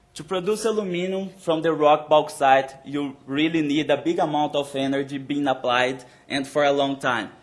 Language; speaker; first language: English; non-native, fluent; Portuguese